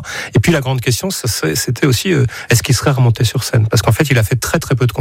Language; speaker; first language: French; native; French